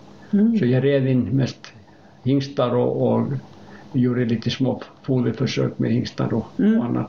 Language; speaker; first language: Swedish; non-native, fluent; Icelandic